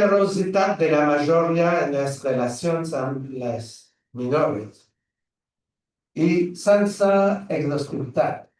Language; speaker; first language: Spanish; non-native, fluent; French